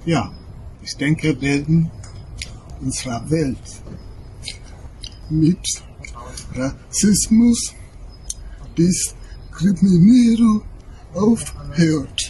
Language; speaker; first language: German; non-native, learner; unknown